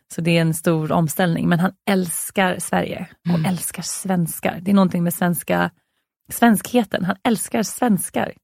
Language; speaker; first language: Swedish; native; Swedish